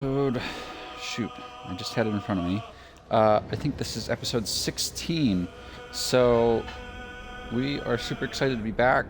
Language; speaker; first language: English; native; English